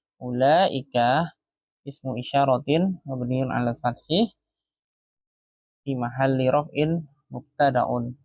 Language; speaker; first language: Arabic; non-native, fluent; Indonesian